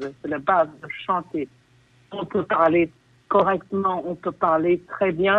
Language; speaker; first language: French; non-native, fluent; Chinese